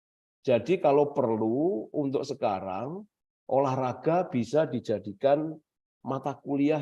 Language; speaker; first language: Indonesian; native; Indonesian